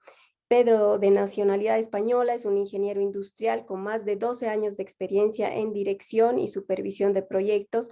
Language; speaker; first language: Spanish; native; Spanish